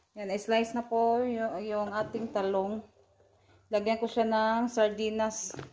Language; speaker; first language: Filipino; non-native, local second language; Cebuano